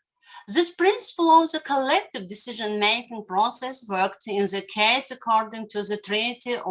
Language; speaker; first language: English; non-native, learner; Russian